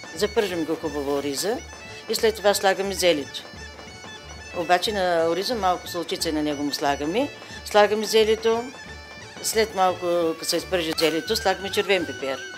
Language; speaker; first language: Bulgarian; native; Bulgarian